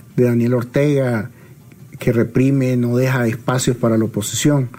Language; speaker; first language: Spanish; native; Spanish